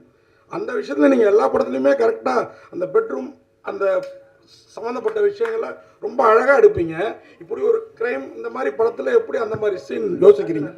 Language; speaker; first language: Tamil; native; Tamil